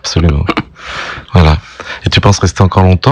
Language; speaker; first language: French; native; French